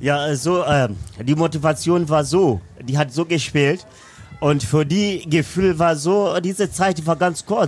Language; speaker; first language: German; non-native, learner; Swahili